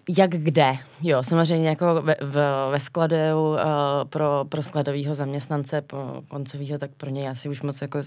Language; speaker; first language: Czech; native; Czech